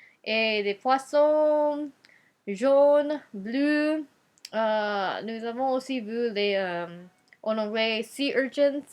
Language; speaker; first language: French; non-native, learner; Japanese